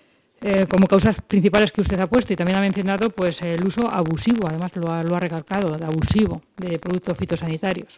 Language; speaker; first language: Spanish; native; Spanish